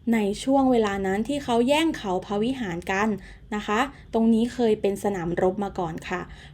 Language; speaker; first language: Thai; native; Thai